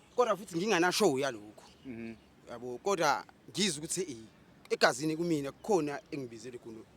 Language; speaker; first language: Zulu; native; Zulu